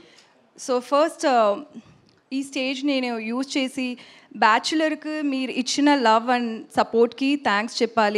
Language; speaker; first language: Telugu; non-native, learner; Tamil